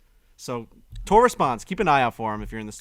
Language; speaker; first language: English; native; English